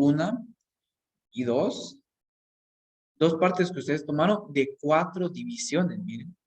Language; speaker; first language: Spanish; native; Spanish